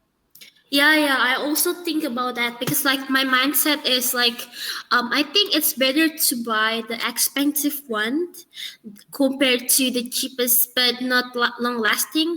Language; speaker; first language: English; non-native, learner; Indonesian